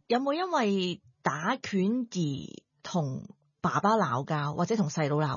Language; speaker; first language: Cantonese; native; Cantonese